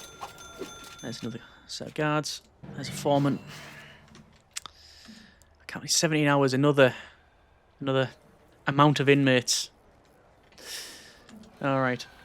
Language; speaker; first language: English; native; English